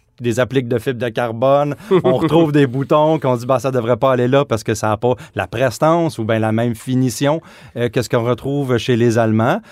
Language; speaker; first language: French; native; French